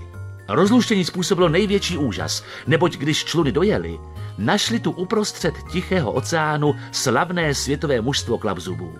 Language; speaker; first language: Czech; native; Czech